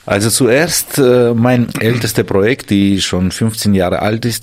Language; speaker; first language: German; non-native, fluent; Armenian